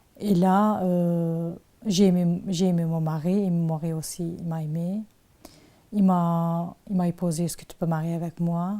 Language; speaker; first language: French; non-native, learner; Turkish